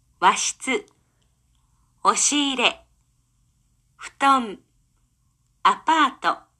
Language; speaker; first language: Japanese; non-native, learner; Indonesian